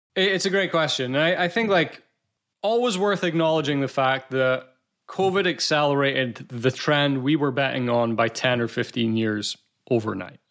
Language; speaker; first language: English; native; English